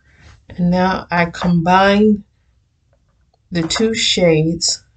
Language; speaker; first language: English; native; English